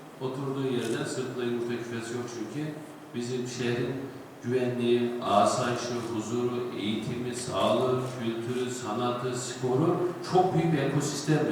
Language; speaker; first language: Turkish; native; Turkish